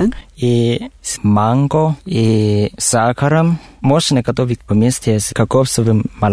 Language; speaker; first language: Russian; non-native, learner; Thai